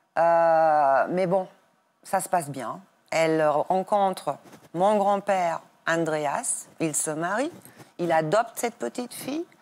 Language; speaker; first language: French; non-native, fluent; German